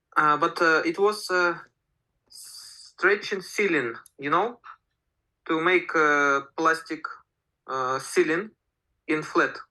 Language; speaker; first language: English; non-native, learner; Russian